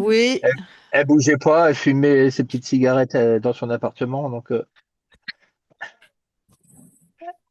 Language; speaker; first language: French; native; French